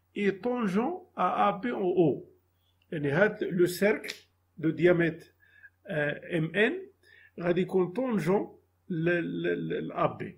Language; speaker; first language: French; non-native, local second language; Arabic